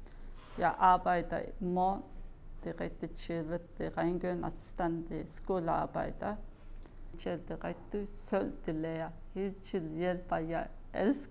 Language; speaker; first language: Danish; non-native, learner; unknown